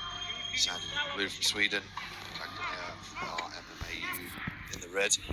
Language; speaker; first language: English; native; English